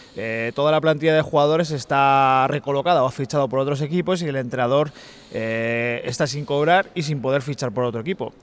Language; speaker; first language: Spanish; native; Spanish